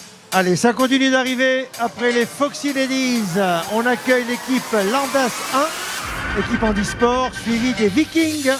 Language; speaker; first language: French; native; French